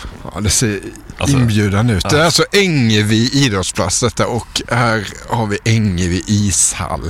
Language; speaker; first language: Swedish; native; Swedish